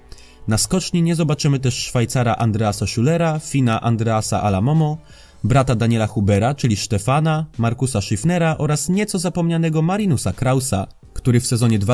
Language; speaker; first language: Polish; native; Polish